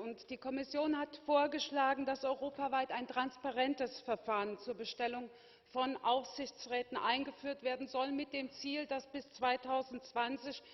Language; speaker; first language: German; native; German